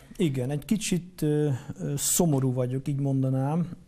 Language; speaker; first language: Hungarian; non-native, fluent; Dutch